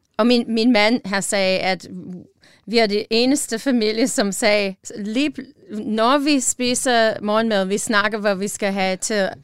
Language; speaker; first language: Danish; non-native, learner; English